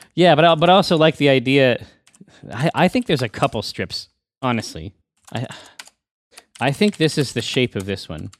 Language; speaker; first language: English; native; English